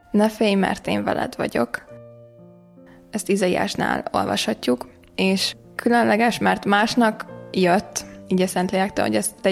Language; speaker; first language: Hungarian; native; Hungarian